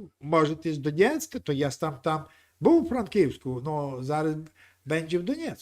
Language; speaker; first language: Polish; non-native, learner; Ukrainian